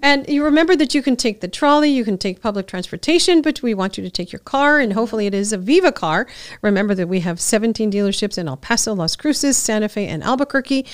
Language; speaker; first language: English; early bilingual, other home language; Spanish